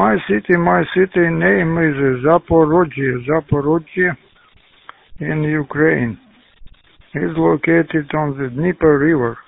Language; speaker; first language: English; non-native, learner; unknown